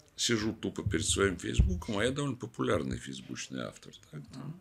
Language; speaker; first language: Russian; native; Russian